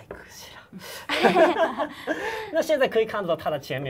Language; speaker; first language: Chinese; non-native, fluent; Japanese